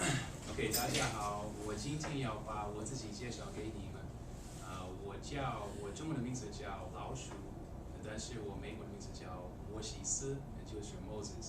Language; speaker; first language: Chinese; non-native, fluent; English